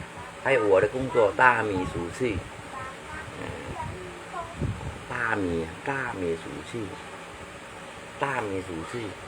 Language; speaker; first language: Chinese; non-native, learner; Hakka Chinese